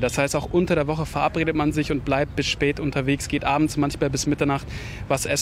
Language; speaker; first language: German; early bilingual, heritage; German